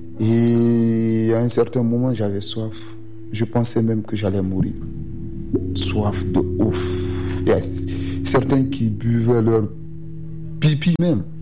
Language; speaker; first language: French; non-native, local second language; Susu